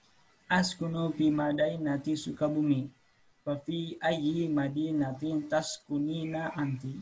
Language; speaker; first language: Arabic; non-native, learner; Indonesian